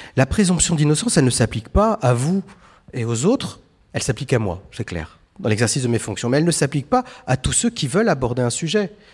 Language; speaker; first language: French; native; French